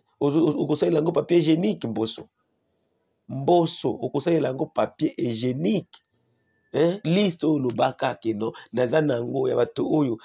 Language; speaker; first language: Lingala; non-native, local second language; Swahili